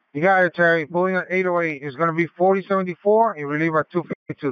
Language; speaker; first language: English; early bilingual, other home language; Spanish